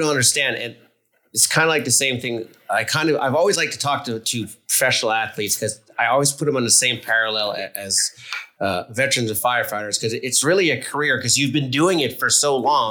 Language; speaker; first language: English; native; English